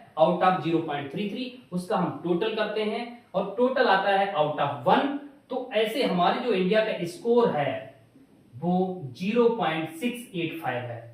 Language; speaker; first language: Hindi; native; Hindi